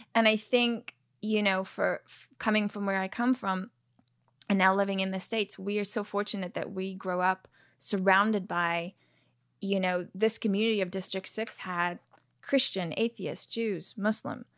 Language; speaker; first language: English; native; English